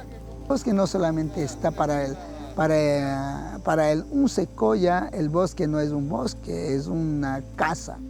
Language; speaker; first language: Spanish; non-native, local second language; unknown